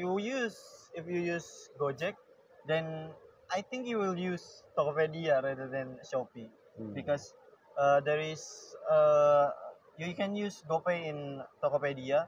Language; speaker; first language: English; non-native, learner; Indonesian